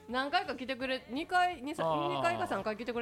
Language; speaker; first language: Japanese; native; Japanese